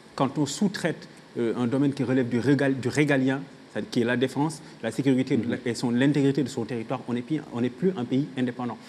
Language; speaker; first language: French; non-native, local second language; Wolof